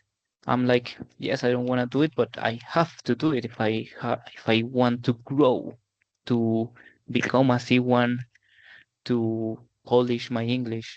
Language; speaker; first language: English; non-native, fluent; Spanish